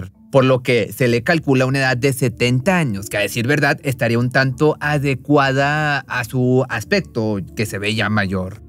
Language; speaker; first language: Spanish; native; Spanish